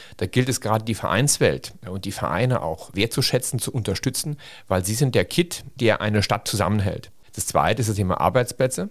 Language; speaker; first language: German; native; German